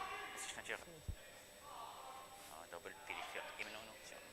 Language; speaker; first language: German; non-native, fluent; French